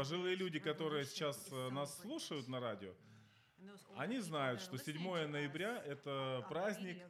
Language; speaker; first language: Russian; native; Russian